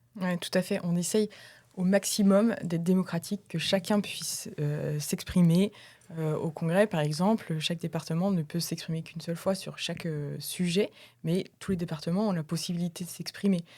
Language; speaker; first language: French; native; French